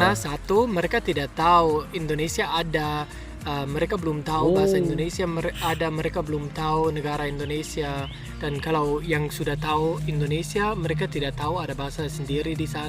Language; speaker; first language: Indonesian; non-native, fluent; German